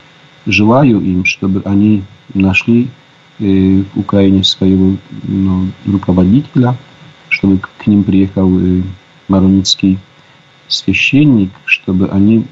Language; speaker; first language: Russian; non-native, fluent; Polish